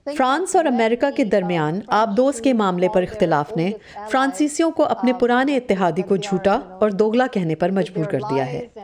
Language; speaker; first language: Urdu; native; Urdu